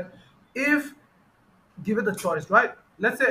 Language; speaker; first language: English; non-native, fluent; Bangla